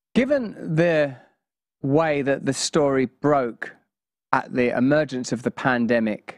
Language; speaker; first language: English; native; English